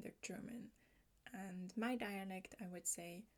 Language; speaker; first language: English; non-native, fluent; German